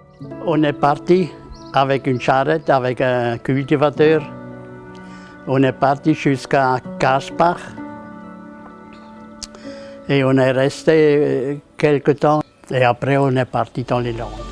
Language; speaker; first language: French; non-native, local second language; Swiss German